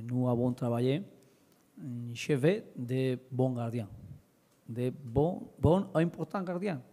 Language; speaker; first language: French; non-native, learner; Spanish